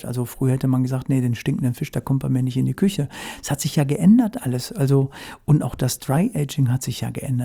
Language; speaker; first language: German; native; German